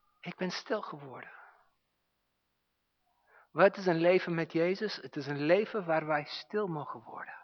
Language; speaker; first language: Dutch; non-native, fluent; English